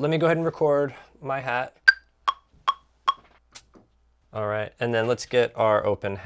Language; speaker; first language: English; native; English